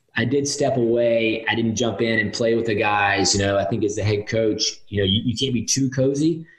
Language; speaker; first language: English; native; English